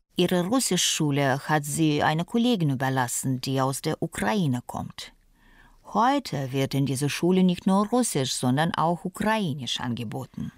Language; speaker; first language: German; non-native, fluent; Russian